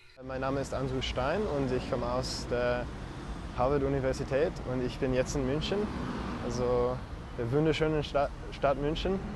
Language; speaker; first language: German; non-native, fluent; English